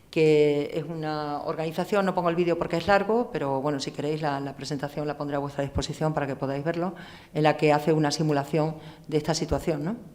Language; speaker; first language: Spanish; native; Spanish